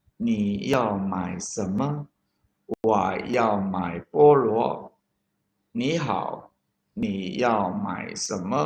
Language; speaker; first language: Chinese; non-native, fluent; Thai